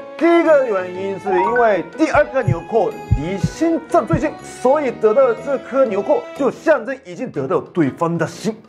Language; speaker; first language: Chinese; non-native, fluent; Japanese